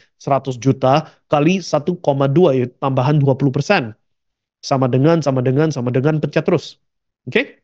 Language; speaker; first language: Indonesian; early bilingual, heritage; Indonesian